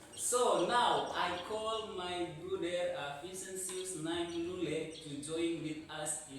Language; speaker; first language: English; non-native, learner; Indonesian